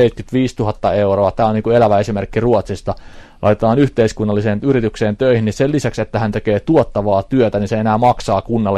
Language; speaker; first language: Finnish; native; Finnish